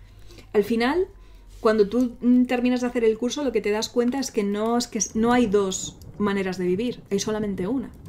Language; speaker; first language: Spanish; native; Spanish